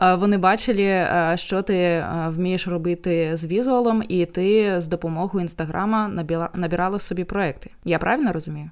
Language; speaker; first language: Ukrainian; non-native, local second language; Russian